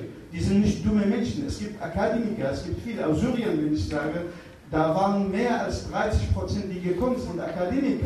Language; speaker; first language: German; non-native, fluent; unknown